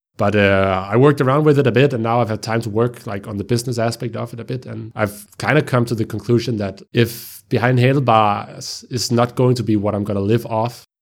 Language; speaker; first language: English; non-native, fluent; Danish